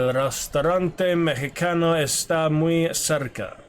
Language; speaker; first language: Spanish; non-native, learner; English